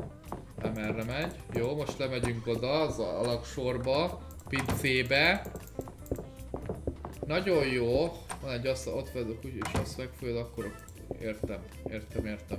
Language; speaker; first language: Hungarian; native; Hungarian